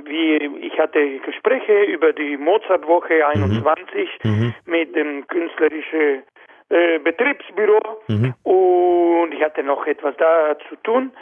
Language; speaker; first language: German; non-native, fluent; Spanish